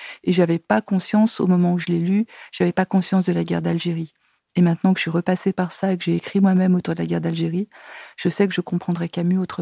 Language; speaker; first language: French; native; French